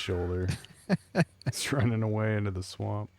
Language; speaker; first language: English; native; English